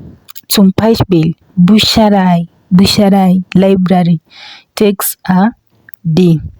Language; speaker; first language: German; non-native, fluent; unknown